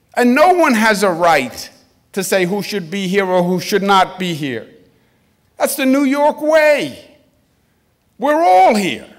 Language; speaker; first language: English; native; English